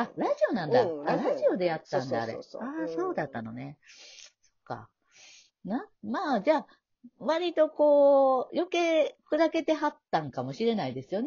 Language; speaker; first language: Japanese; native; Japanese